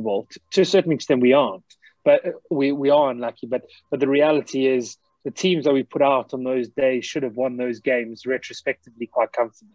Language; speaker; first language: English; native; English